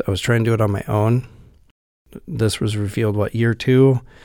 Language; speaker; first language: English; native; English